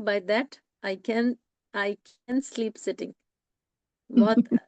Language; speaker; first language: English; non-native, local second language; Hindi